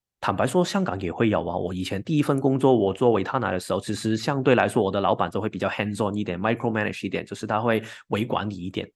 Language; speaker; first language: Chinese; non-native, local second language; Cantonese